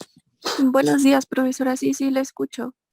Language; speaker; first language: Spanish; native; Spanish